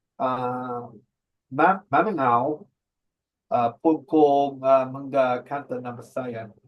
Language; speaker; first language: Cebuano; non-native, learner; English